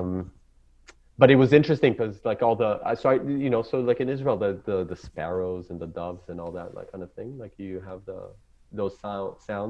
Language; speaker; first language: English; non-native, fluent; Hebrew